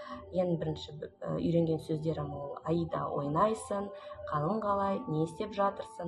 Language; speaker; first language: Kazakh; non-native, local second language; Russian